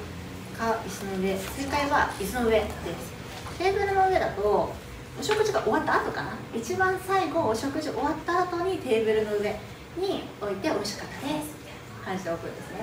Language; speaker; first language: Japanese; native; Japanese